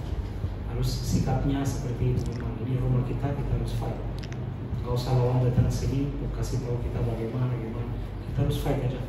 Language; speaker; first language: Indonesian; non-native, fluent; Portuguese